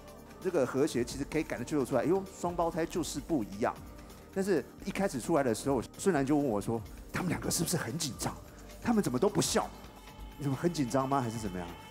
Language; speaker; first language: Chinese; native; Chinese